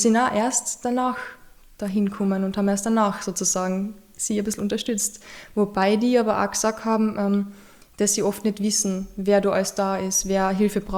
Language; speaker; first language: German; native; German